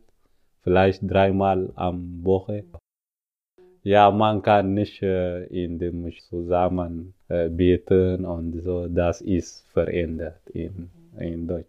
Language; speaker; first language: German; non-native, learner; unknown